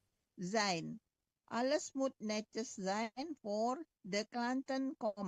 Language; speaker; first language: Dutch; non-native, learner; Indonesian